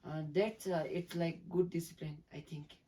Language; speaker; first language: English; non-native, learner; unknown